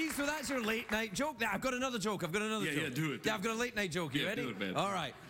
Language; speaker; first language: English; native; English